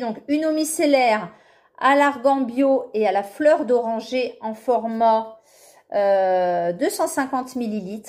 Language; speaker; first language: French; native; French